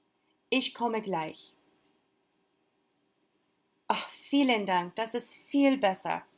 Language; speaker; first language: German; non-native, learner; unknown